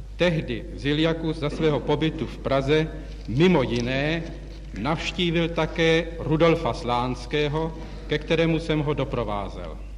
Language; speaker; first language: Czech; native; Czech